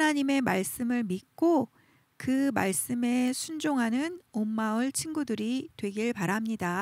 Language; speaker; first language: Korean; native; Korean